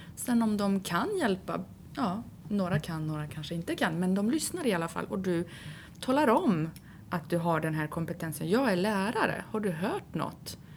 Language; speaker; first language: Swedish; native; Swedish